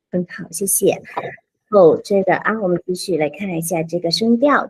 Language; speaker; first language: Chinese; non-native, fluent; Vietnamese